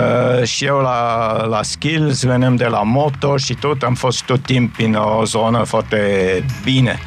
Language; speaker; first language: Romanian; non-native, fluent; German